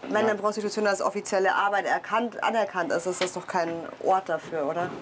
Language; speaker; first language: German; native; German